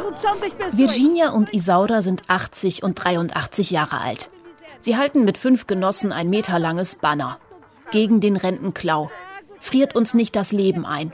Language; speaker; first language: German; native; German